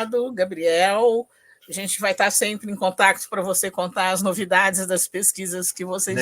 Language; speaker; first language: Portuguese; native; Portuguese